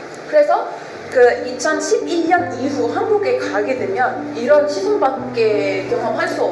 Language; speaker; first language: Korean; non-native, fluent; Arabic